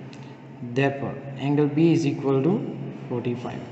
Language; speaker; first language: Hindi; native; Hindi